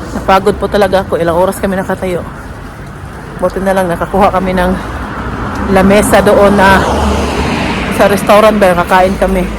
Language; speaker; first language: Filipino; non-native, local second language; Cebuano